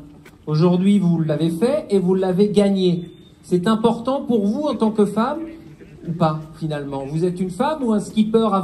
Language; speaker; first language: French; native; French